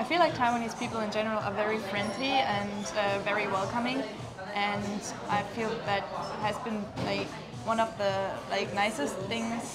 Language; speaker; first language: English; non-native, fluent; German